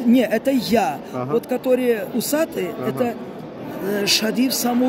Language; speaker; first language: Russian; non-native, local second language; Uzbek